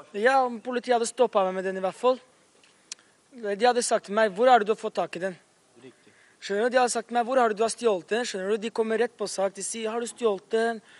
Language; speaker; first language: Norwegian; early bilingual, other home language; Arabic